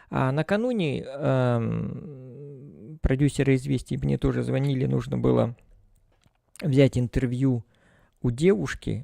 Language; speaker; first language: Russian; native; Russian